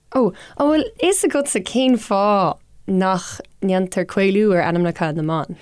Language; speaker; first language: Irish; non-native, local second language; English